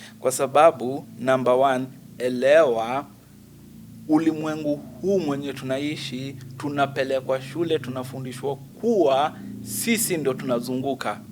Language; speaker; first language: Swahili; native; Swahili